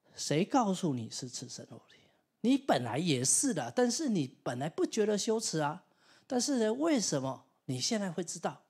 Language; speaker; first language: Chinese; non-native, local second language; Min Nan Chinese